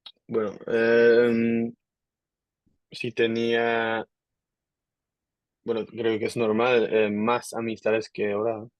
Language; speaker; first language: Spanish; non-native, learner; Dutch